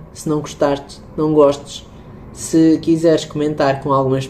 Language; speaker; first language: Portuguese; native; Portuguese